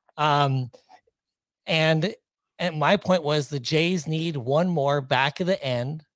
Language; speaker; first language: English; native; English